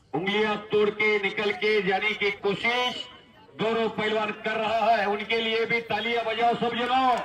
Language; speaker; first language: Hindi; non-native, local second language; Marathi